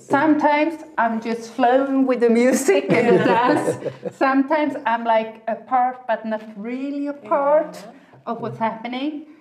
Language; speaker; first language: English; non-native, fluent; Swedish